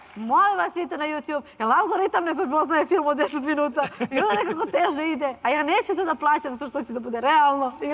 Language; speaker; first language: Serbian; early bilingual, heritage; Serbian